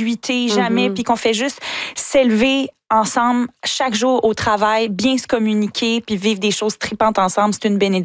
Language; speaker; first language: French; native; French